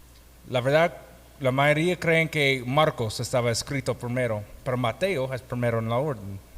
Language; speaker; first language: Spanish; non-native, fluent; English